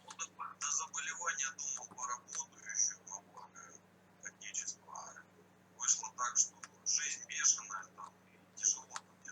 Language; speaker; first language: Russian; native; Russian